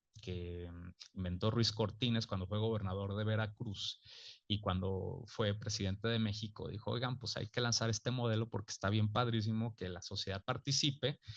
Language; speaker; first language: Spanish; native; Spanish